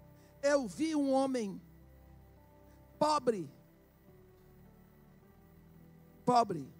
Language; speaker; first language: Portuguese; native; Portuguese